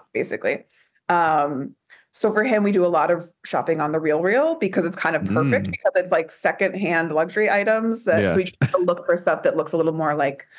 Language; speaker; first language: English; native; English